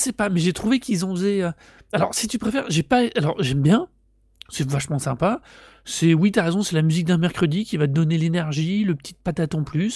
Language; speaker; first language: French; native; French